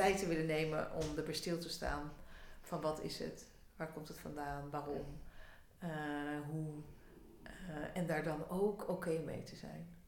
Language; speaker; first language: Dutch; native; Dutch